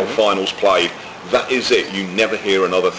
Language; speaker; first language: English; native; English